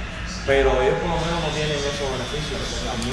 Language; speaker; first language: Spanish; native; Spanish